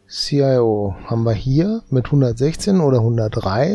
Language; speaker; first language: German; native; German